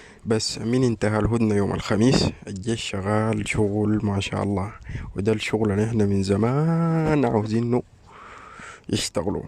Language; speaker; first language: Arabic; native; Arabic